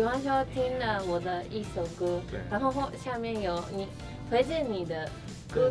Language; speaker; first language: Chinese; non-native, fluent; Japanese